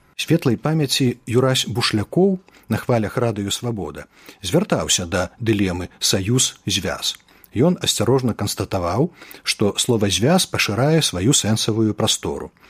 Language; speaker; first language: Belarusian; native; Belarusian